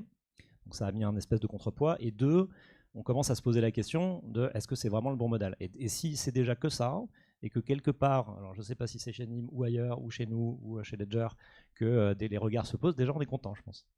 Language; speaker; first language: French; native; French